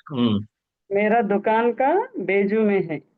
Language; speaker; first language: Hindi; non-native, learner; Telugu